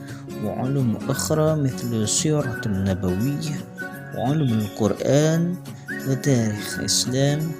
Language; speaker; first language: Arabic; non-native, learner; Indonesian